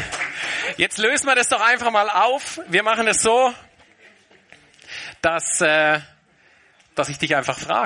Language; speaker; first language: German; native; German